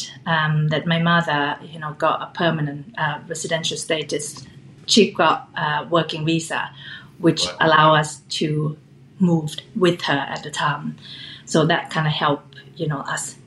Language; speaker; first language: English; non-native, fluent; Thai